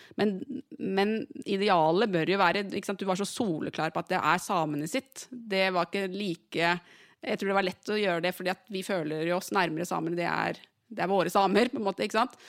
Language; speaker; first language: Norwegian; native; Norwegian